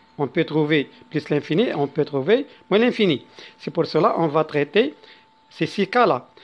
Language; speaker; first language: French; non-native, local second language; Arabic